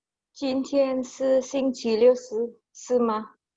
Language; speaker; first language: Chinese; non-native, learner; Indonesian